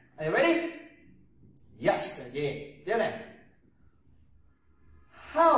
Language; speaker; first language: English; non-native, learner; Vietnamese